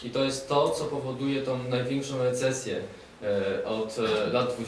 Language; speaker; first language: Polish; native; Polish